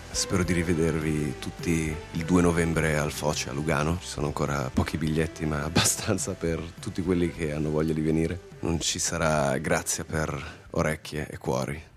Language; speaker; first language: Italian; native; Italian